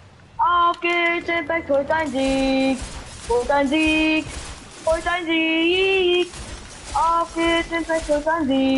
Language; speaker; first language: German; native; German